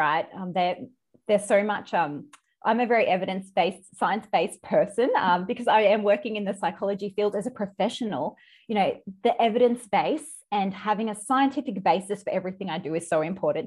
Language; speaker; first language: English; native; English